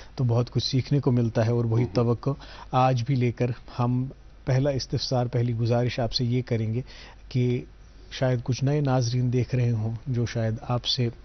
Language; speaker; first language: Hindi; non-native, local second language; Kashmiri